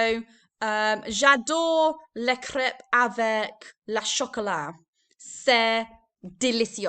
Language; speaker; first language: French; non-native, learner; English